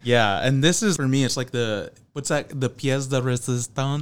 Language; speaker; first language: English; native; English